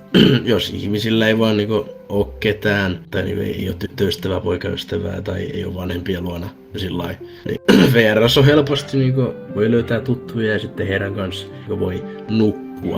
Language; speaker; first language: Finnish; native; Finnish